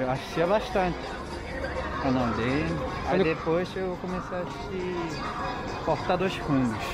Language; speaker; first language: Portuguese; non-native, fluent; Japanese